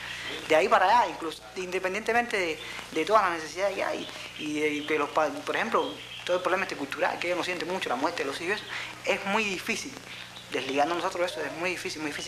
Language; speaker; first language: Spanish; native; Spanish